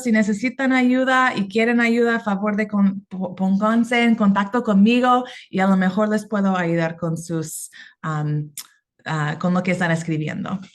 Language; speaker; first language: Spanish; non-native, fluent; English